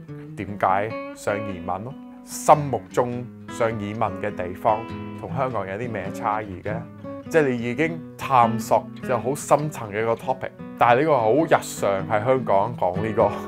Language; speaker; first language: Chinese; non-native, fluent; English